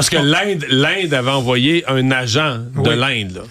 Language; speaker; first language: French; native; French